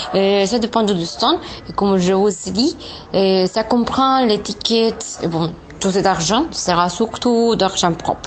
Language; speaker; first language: French; non-native, learner; Spanish